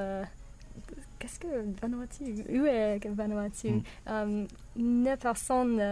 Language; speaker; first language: French; non-native, learner; English